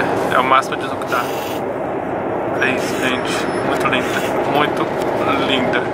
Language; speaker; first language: Portuguese; native; Portuguese